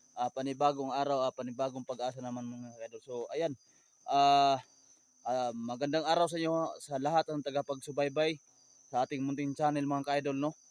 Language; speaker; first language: Filipino; non-native, local second language; Cebuano